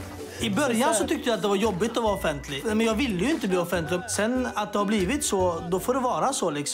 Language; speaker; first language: Swedish; native; Swedish